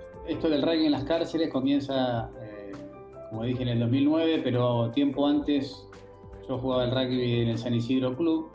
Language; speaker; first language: Spanish; native; Spanish